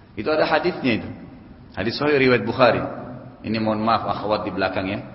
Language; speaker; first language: Indonesian; native; Indonesian